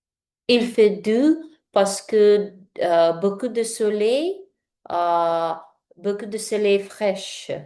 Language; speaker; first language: French; non-native, learner; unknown